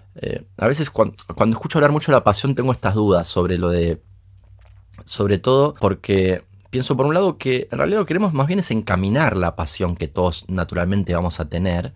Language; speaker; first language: Spanish; early bilingual, other home language; Portuguese